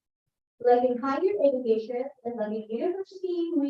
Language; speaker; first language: English; non-native, learner; Indonesian